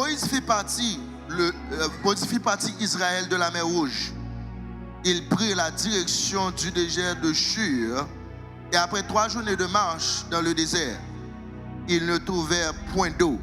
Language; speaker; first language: French; non-native, local second language; Haitian Creole